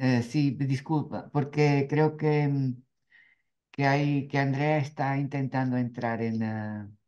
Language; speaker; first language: Spanish; non-native, learner; Portuguese